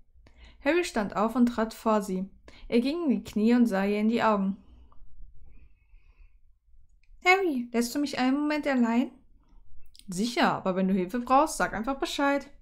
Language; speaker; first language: German; native; German